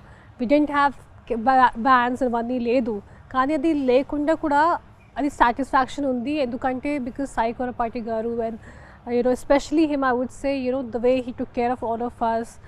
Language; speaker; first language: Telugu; non-native, local second language; Hindi